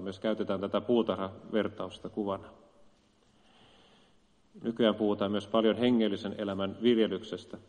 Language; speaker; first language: Finnish; native; Finnish